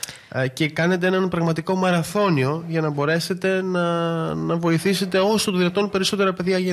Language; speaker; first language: Greek; native; Greek